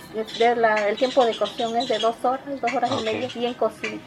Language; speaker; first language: Spanish; native; Spanish